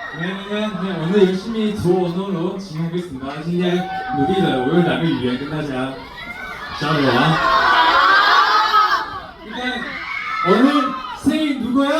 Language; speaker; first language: Korean; non-native, fluent; Chinese